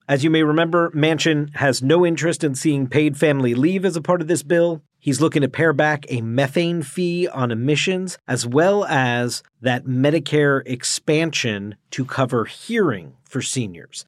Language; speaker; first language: English; native; English